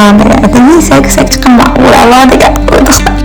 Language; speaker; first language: Persian; native; Persian